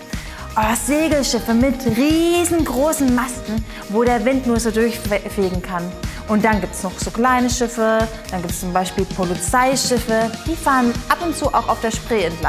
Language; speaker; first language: German; native; German